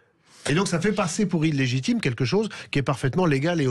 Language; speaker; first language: French; native; French